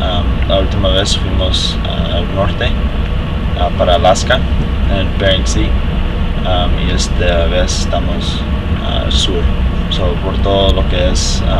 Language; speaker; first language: Spanish; early bilingual, heritage; Spanish